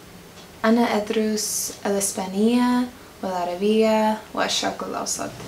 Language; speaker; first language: Arabic; non-native, learner; English